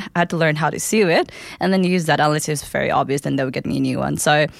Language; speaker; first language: English; non-native, local second language; Nepali